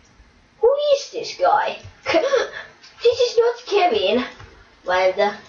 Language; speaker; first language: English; non-native, learner; Finnish